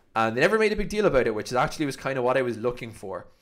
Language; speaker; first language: English; native; English